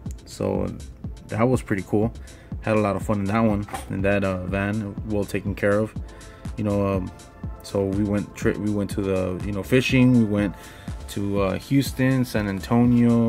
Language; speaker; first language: English; early bilingual, other home language; Spanish